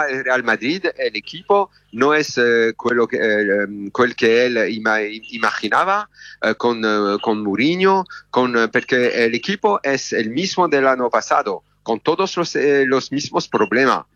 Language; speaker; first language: Spanish; non-native, learner; French